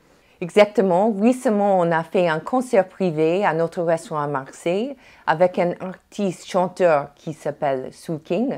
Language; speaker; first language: French; non-native, fluent; English